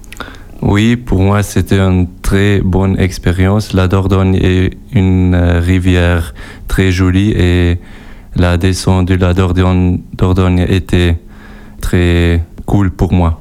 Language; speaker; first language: French; non-native, local second language; German